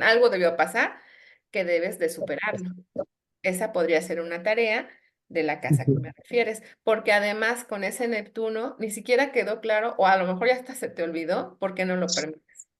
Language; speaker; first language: Spanish; native; Spanish